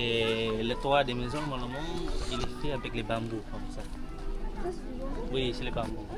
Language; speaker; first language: French; non-native, learner; Balinese